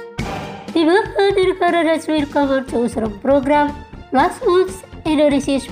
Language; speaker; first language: German; non-native, fluent; Indonesian